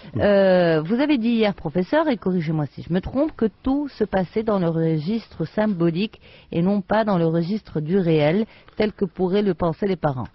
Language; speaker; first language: French; non-native, local second language; Arabic